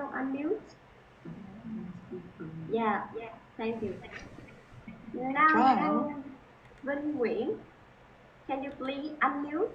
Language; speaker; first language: English; non-native, fluent; Vietnamese